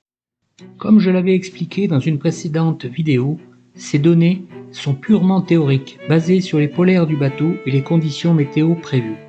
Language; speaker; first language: French; native; French